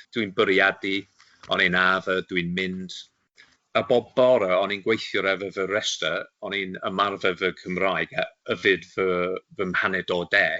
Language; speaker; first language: Welsh; non-native, local second language; English